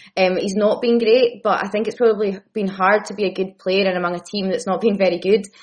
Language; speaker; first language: English; native; English